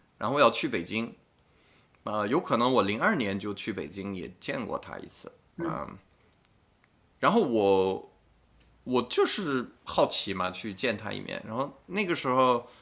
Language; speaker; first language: Chinese; non-native, fluent; French